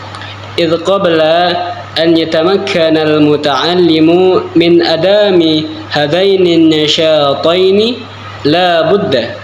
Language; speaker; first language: Arabic; non-native, learner; Indonesian